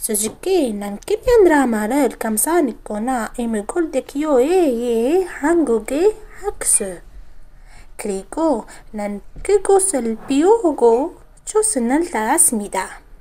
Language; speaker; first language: Korean; non-native, learner; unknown